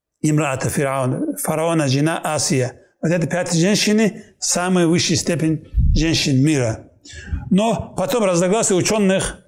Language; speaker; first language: Russian; non-native, local second language; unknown